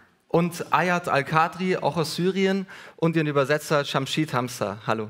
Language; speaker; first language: German; native; German